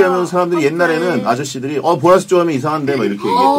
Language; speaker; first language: Korean; native; Korean